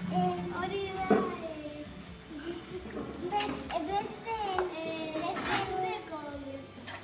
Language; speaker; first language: Basque; non-native, local second language; Spanish